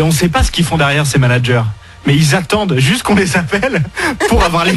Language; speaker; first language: French; native; French